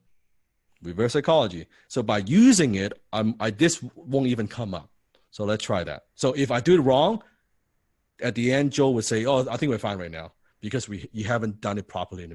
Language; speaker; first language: English; non-native, fluent; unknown